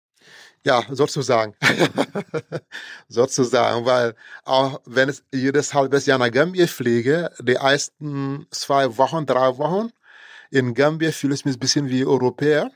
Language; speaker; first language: German; non-native, fluent; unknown